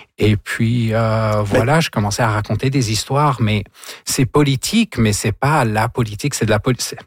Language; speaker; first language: French; non-native, local second language; Arabic